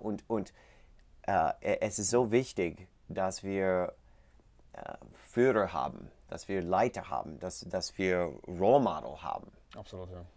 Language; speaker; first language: German; non-native, learner; English